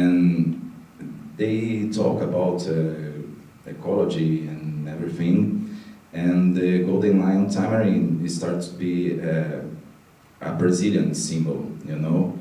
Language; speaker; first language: English; non-native, learner; Portuguese